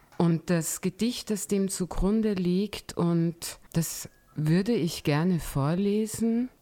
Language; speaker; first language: German; native; German